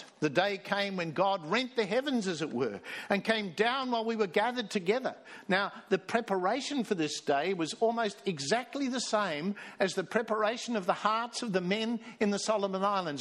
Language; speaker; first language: English; native; English